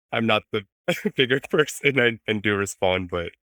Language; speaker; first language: English; non-native, fluent; Spanish